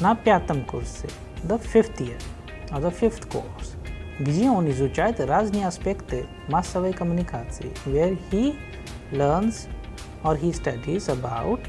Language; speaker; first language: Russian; non-native, fluent; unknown